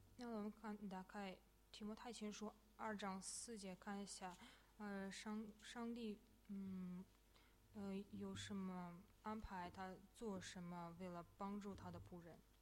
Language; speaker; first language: Chinese; non-native, fluent; Russian